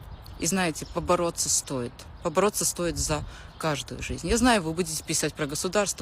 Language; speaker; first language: Russian; native; Russian